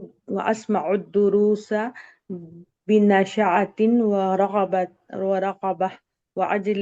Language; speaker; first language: Arabic; non-native, learner; Urdu